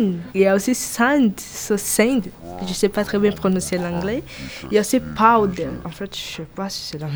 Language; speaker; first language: French; non-native, learner; Portuguese